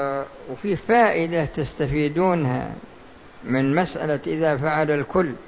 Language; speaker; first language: Arabic; native; Arabic